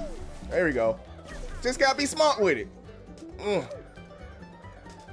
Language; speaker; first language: English; native; English